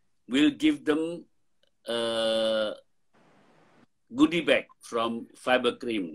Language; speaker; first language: English; non-native, fluent; Indonesian